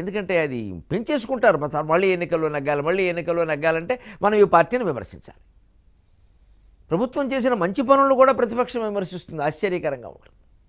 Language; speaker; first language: Telugu; native; Telugu